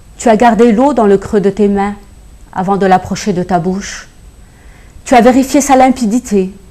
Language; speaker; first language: French; early bilingual, other home language; Kabyle